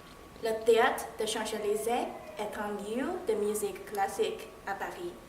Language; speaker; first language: French; non-native, learner; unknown